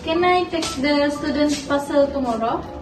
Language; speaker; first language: English; non-native, local second language; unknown